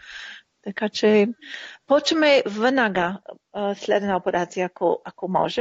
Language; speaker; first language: Bulgarian; early bilingual, heritage; Bulgarian